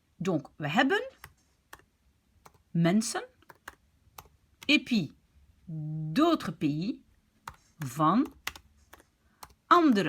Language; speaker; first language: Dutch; non-native, fluent; French